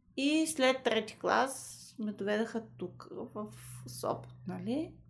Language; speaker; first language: Bulgarian; native; Bulgarian